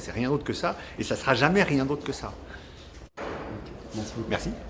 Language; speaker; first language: French; native; French